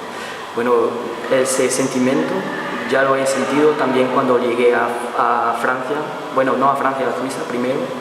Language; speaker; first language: Spanish; non-native, learner; Portuguese